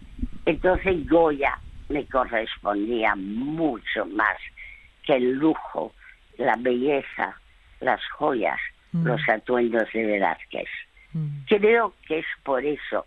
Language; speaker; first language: Spanish; early bilingual, other home language; French